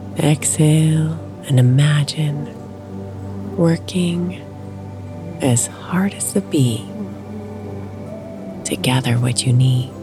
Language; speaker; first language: English; native; English